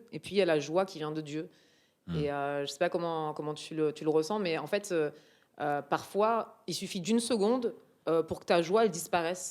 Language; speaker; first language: French; native; French